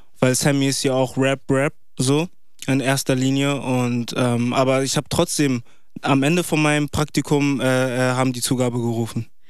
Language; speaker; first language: German; early bilingual, other home language; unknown